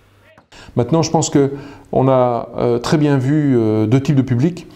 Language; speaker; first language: French; native; French